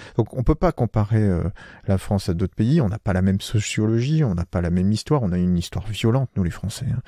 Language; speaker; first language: French; native; French